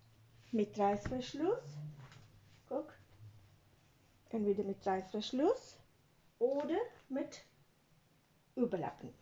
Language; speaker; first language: German; non-native, learner; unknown